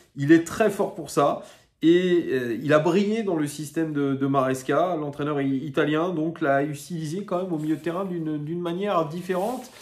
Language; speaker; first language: French; native; French